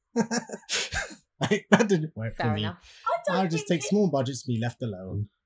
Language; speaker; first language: English; native; English